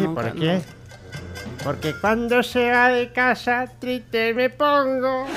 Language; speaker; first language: Spanish; native; Spanish